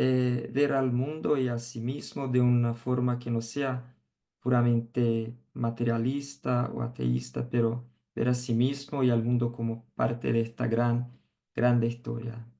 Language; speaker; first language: Spanish; non-native, fluent; Portuguese